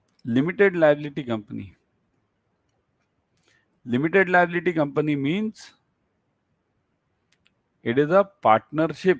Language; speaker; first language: English; non-native, local second language; Hindi